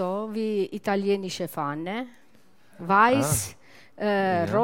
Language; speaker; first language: German; non-native, learner; Italian